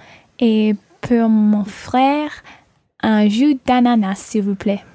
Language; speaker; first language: French; non-native, learner; English